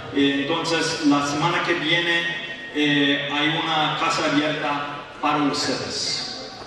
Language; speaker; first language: Spanish; non-native, learner; English